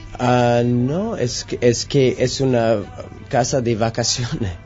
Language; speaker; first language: Spanish; non-native, learner; English